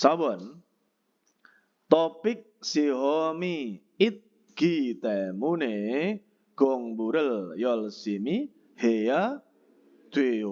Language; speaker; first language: Korean; non-native, fluent; Indonesian